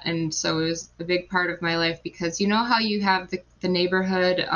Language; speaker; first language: English; native; English